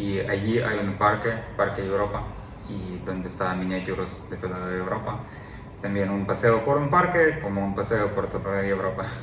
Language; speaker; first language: Spanish; non-native, learner; Ukrainian